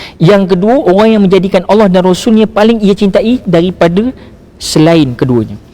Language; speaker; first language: Malay; native; Malay